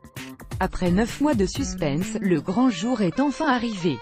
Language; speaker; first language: French; native; French